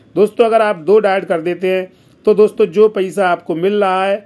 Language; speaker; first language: Hindi; native; Hindi